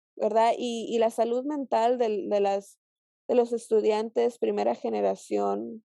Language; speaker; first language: Spanish; early bilingual, heritage; Spanish